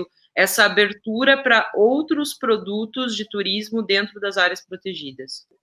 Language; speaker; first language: Portuguese; native; Portuguese